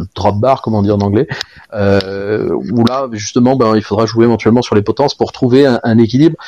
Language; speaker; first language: French; native; French